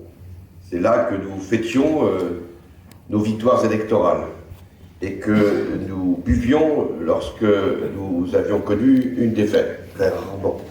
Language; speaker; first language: French; native; French